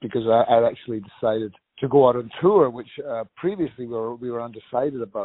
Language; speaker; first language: English; native; English